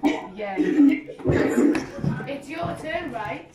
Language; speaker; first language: English; non-native, learner; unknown